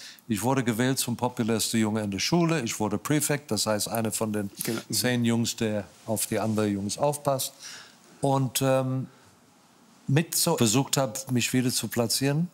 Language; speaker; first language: German; non-native, fluent; English